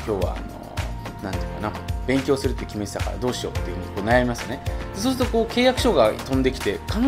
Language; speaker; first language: Japanese; native; Japanese